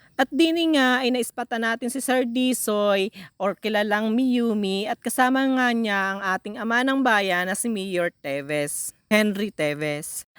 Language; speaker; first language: Filipino; native; Filipino